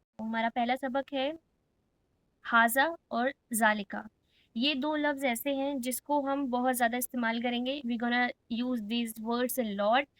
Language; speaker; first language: Hindi; native; Hindi